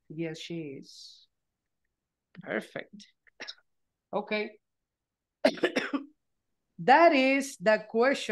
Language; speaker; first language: English; non-native, fluent; Spanish